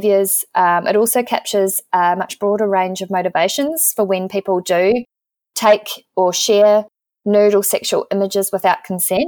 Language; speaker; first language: English; native; English